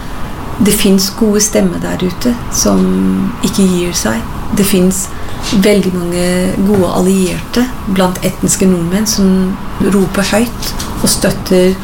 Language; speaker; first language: Norwegian; non-native, fluent; English